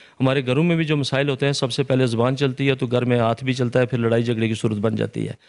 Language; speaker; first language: Urdu; non-native, local second language; Punjabi